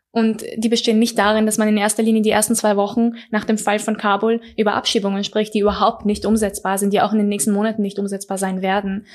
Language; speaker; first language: German; early bilingual, other home language; Persian